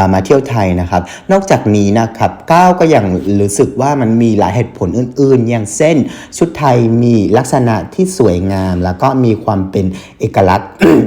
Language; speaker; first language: Thai; non-native, fluent; Vietnamese